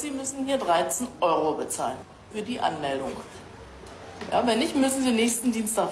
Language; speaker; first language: German; native; German